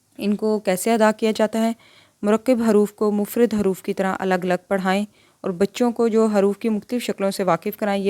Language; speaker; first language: Urdu; native; Urdu